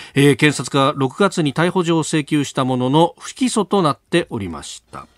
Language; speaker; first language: Japanese; native; Japanese